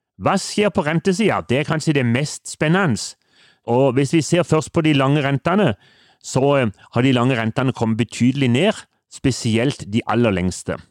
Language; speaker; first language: Norwegian; native; Norwegian